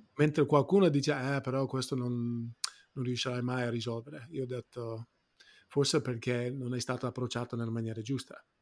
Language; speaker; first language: Italian; non-native, fluent; English